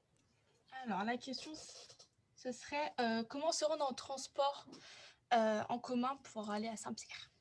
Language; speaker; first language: French; native; French